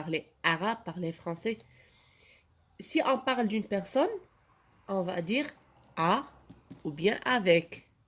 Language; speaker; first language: French; non-native, local second language; Arabic